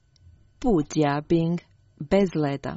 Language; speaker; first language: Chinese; non-native, learner; Croatian